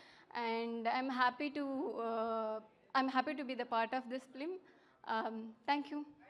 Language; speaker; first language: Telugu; non-native, learner; Tamil